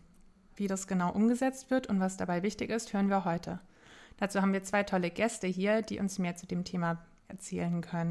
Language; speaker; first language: German; native; German